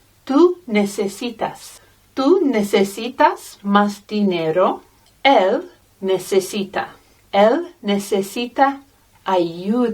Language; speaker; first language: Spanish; non-native, fluent; English